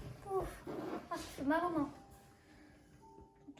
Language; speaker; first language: French; native; French